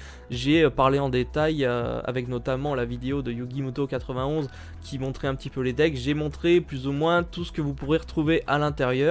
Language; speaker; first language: French; native; French